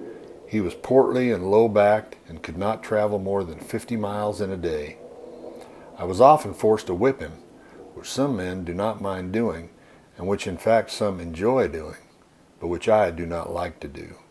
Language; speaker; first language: English; native; English